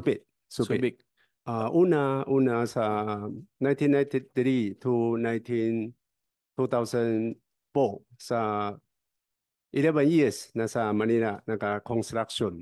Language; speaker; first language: Filipino; non-native, learner; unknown